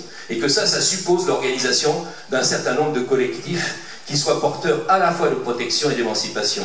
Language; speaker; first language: French; native; French